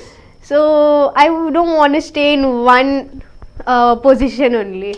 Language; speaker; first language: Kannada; non-native, local second language; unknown